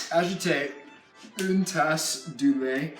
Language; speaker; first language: French; non-native, learner; English